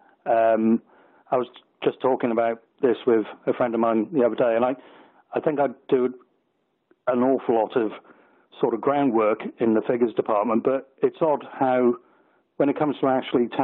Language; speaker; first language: English; native; English